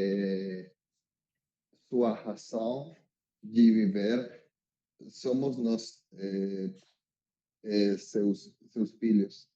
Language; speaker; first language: Portuguese; non-native, learner; Spanish